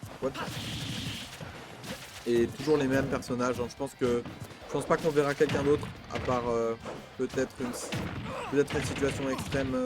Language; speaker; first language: French; native; French